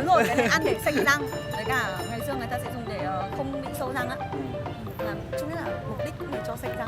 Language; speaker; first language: Vietnamese; native; Vietnamese